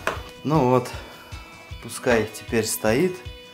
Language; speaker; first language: Russian; native; Russian